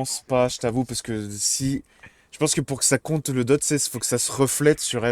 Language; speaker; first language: French; native; French